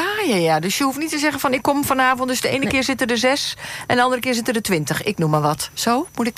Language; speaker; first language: Dutch; native; Dutch